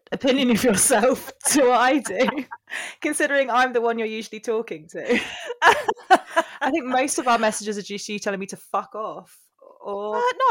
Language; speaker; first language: English; native; English